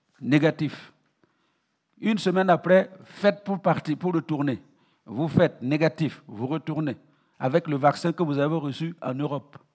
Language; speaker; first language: French; non-native, local second language; Mossi